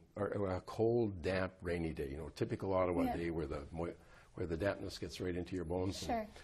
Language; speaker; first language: English; native; English